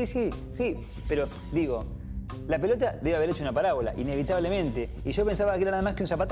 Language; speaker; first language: Spanish; native; Spanish